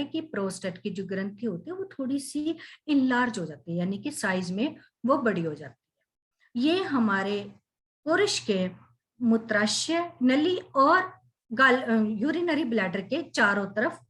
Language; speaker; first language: Hindi; native; Hindi